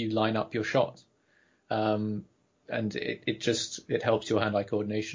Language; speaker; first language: English; native; English